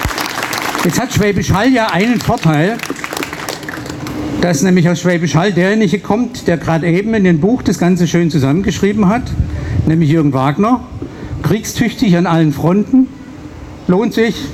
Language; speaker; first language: German; native; German